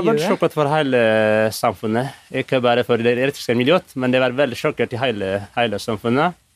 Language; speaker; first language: Norwegian; non-native, fluent; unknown